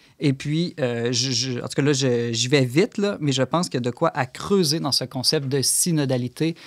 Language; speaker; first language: French; native; French